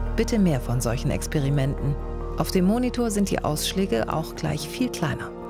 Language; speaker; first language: German; early bilingual, other home language; Greek